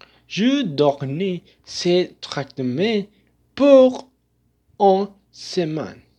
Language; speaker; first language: French; non-native, learner; Spanish